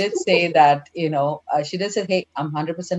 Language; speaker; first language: English; non-native, local second language; Tamil